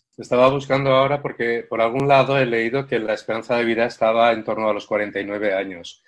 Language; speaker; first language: Spanish; native; Spanish